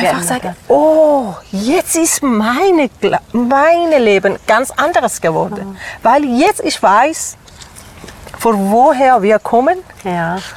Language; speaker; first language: German; non-native, learner; Persian